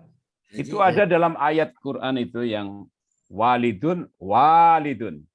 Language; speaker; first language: Indonesian; native; Indonesian